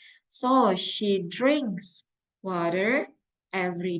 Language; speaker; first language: English; non-native, fluent; Indonesian